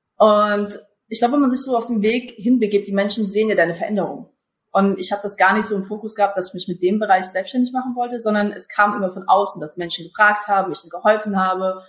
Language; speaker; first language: German; early bilingual, other home language; Russian